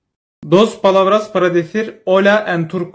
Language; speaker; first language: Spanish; non-native, learner; Turkish